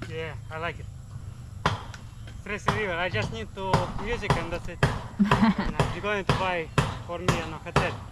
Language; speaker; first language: English; non-native, learner; Russian